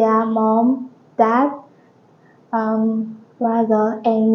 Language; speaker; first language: English; non-native, learner; Vietnamese